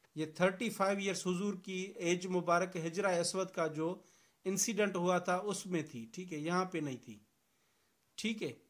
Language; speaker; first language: Urdu; non-native, local second language; Sindhi